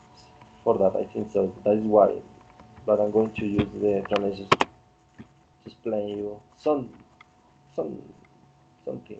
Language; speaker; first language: English; non-native, learner; Spanish